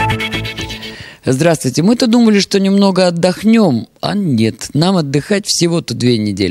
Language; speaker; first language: Russian; native; Russian